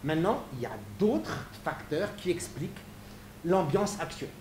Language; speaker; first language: French; non-native, local second language; Arabic